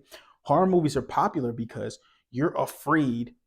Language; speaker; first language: English; native; English